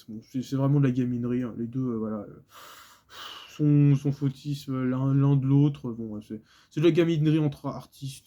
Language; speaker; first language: French; native; French